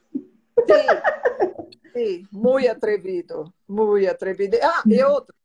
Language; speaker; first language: Spanish; non-native, learner; Portuguese